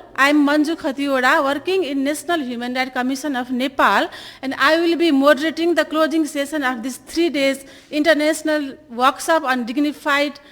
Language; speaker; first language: English; non-native, local second language; Nepali